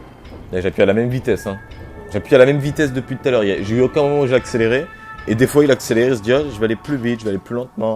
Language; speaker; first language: French; native; French